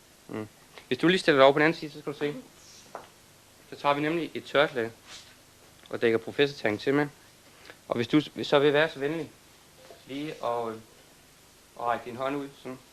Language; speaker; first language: Danish; native; Danish